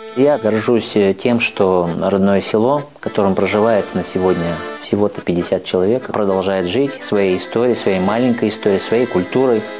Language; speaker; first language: Russian; native; Russian